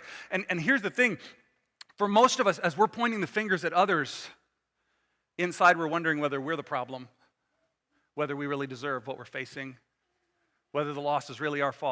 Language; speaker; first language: English; native; English